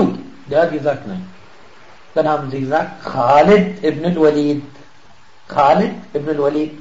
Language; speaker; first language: German; non-native, fluent; Arabic